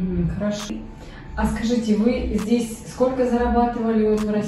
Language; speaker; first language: Russian; native; Russian